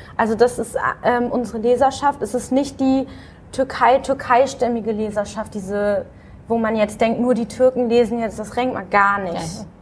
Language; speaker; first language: German; native; German